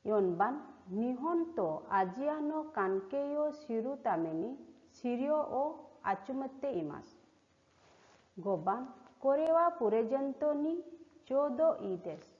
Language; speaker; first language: Japanese; non-native, fluent; Hindi